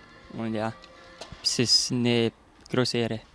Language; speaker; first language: German; non-native, fluent; Romanian